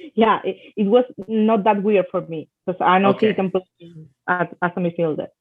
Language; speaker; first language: English; non-native, fluent; Spanish